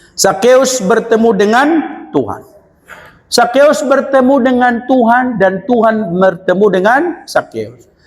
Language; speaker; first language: Indonesian; non-native, local second language; Batak Toba